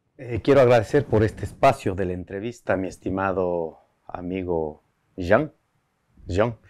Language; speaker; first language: Spanish; native; Spanish